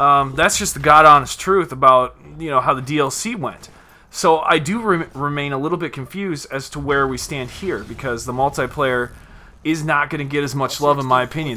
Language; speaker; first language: English; native; English